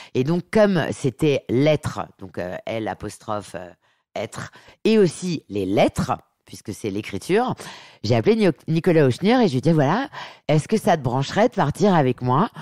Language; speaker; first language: French; native; French